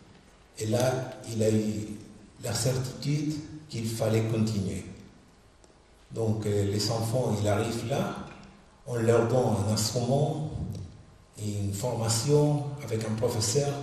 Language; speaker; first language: French; non-native, fluent; Spanish